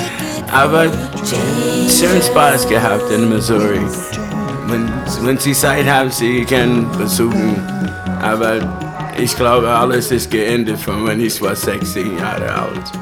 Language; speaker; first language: German; non-native, learner; English